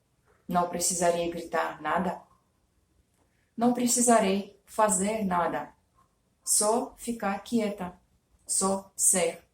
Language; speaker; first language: Portuguese; non-native, fluent; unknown